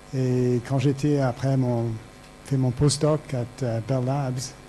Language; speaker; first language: French; native; French